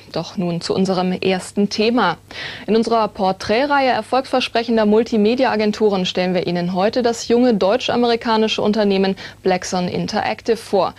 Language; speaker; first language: German; native; German